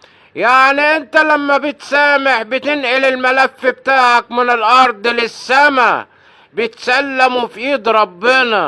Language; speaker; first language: Arabic; native; Arabic